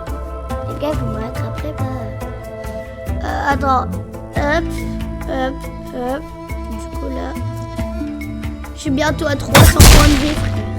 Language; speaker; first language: French; native; French